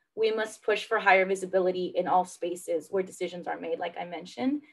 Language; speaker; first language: English; native; English